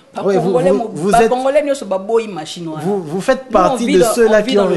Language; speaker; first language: French; non-native, local second language; Lingala